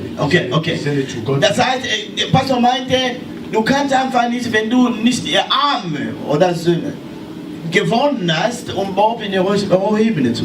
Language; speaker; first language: German; non-native, learner; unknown